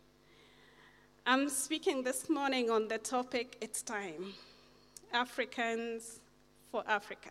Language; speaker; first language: English; non-native, local second language; Kamba